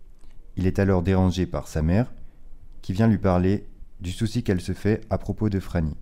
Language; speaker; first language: French; native; French